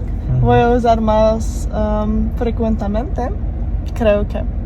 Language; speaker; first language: Spanish; non-native, learner; Russian